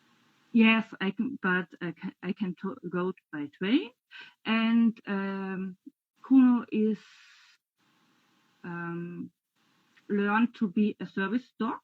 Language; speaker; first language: English; non-native, learner; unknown